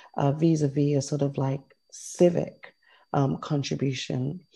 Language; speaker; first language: English; native; English